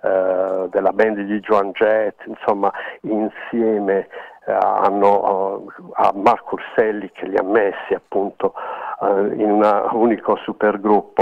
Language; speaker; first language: Italian; native; Italian